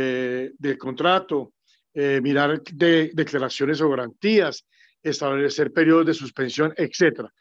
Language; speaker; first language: Spanish; native; Spanish